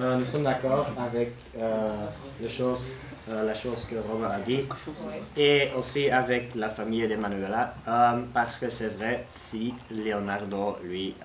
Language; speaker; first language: French; non-native, learner; Dutch